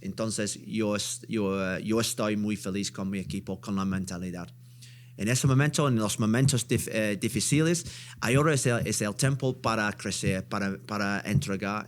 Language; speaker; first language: Spanish; non-native, learner; English